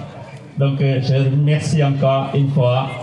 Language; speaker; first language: French; non-native, fluent; Khmer